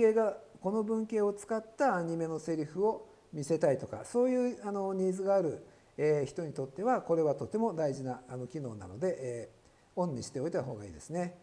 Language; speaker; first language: Japanese; native; Japanese